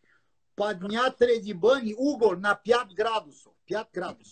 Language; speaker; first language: Russian; non-native, learner; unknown